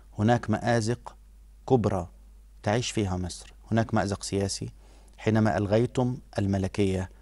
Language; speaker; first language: Arabic; native; Arabic